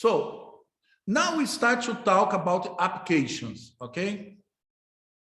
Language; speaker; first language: English; non-native, fluent; Portuguese